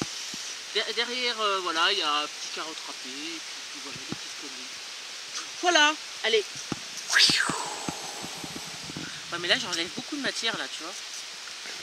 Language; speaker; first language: French; native; French